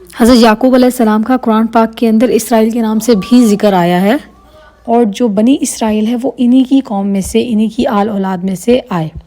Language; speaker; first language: Urdu; native; Urdu